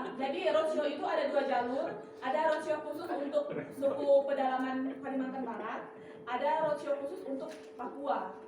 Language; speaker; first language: Indonesian; non-native, local second language; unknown